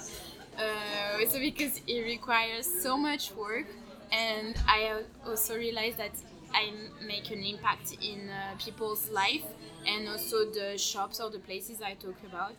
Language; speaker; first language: English; non-native, fluent; French